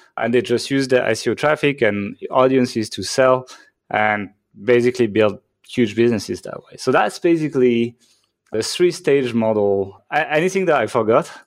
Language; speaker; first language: English; non-native, fluent; French